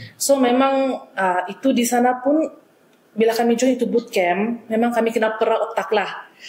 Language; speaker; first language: Malay; native; Malay